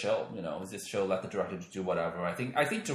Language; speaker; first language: English; non-native, local second language; Cantonese